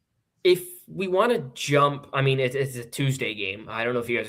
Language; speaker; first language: English; native; English